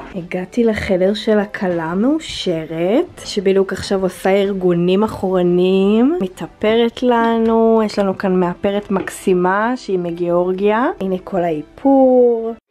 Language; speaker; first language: Hebrew; native; Hebrew